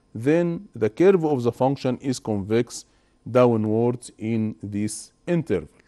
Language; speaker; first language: English; non-native, fluent; Arabic